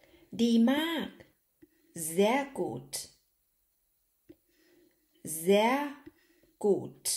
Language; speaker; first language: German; non-native, fluent; Thai